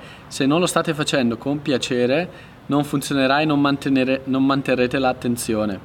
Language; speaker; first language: Italian; native; Italian